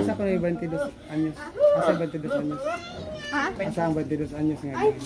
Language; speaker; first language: Filipino; non-native, learner; Korean